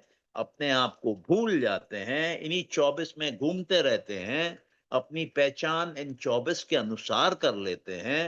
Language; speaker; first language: Hindi; native; Hindi